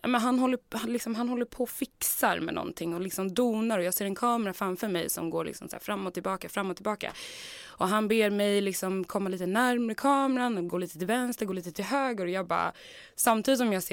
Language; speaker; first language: Swedish; native; Swedish